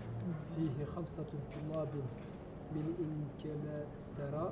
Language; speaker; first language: Arabic; non-native, learner; French